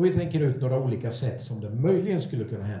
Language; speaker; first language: Swedish; non-native, fluent; English